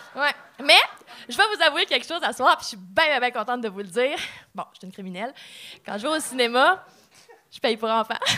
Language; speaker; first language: French; native; French